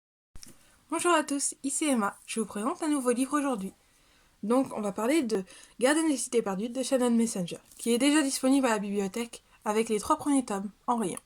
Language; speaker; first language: French; native; French